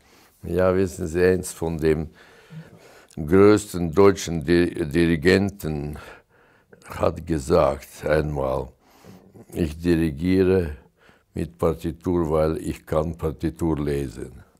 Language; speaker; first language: German; non-native, fluent; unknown